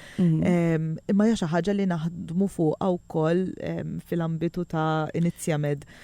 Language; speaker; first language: Maltese; native; Maltese